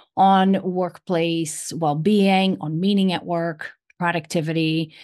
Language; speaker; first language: English; non-native, fluent; Portuguese